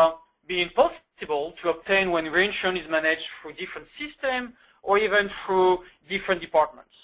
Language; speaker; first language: English; non-native, fluent; French